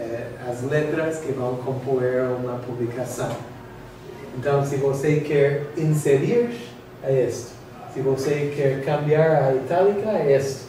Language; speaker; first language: Portuguese; non-native, learner; English